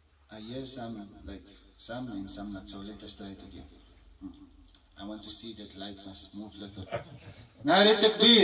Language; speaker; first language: English; native; English